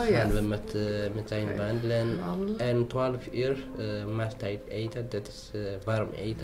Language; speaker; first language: Dutch; non-native, learner; Tigrinya